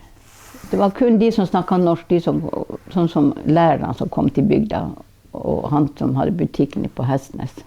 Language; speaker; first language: Norwegian; non-native, local second language; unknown